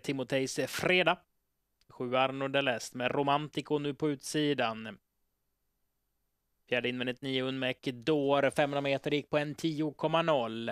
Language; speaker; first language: Swedish; native; Swedish